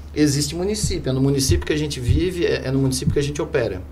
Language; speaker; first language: Portuguese; non-native, fluent; German